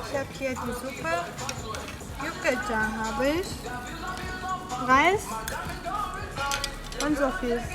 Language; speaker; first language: German; non-native, learner; Mongolian